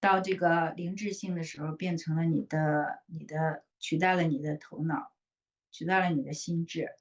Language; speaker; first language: Chinese; native; Chinese